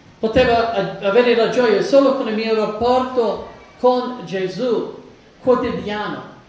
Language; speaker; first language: Italian; non-native, fluent; English